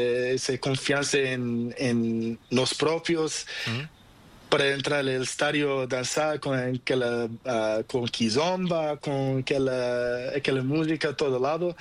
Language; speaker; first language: Spanish; non-native, learner; Portuguese